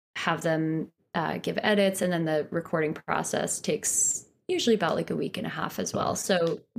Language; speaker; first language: English; native; English